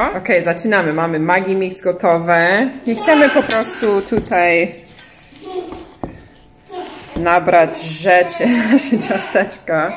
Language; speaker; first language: Polish; early bilingual, heritage; English